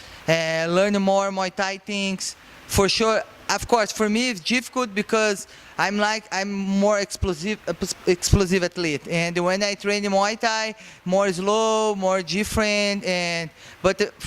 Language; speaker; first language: English; non-native, learner; Portuguese